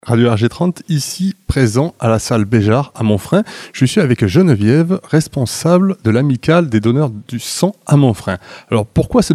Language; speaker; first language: French; native; French